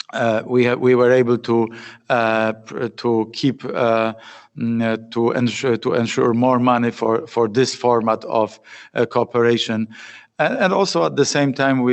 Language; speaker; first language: English; non-native, fluent; Polish